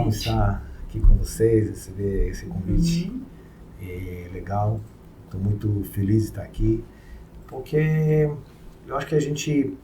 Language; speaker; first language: Portuguese; non-native, fluent; Hebrew